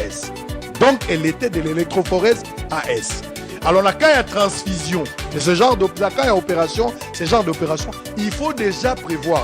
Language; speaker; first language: French; non-native, local second language; Lingala